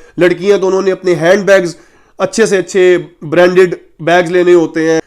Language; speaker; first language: Urdu; native; Urdu